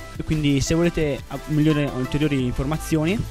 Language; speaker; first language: Italian; native; Italian